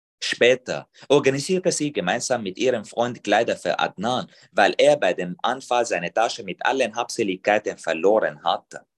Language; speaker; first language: German; non-native, fluent; Arabic